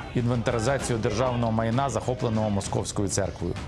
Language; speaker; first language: Ukrainian; native; Ukrainian